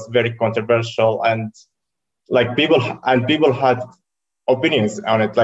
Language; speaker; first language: English; non-native, fluent; Arabic